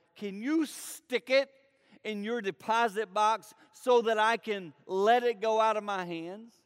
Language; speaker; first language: English; native; English